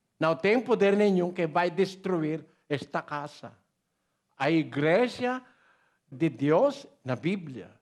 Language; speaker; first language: Portuguese; non-native, learner; Filipino